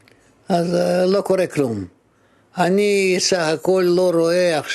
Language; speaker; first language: Hebrew; non-native, fluent; Russian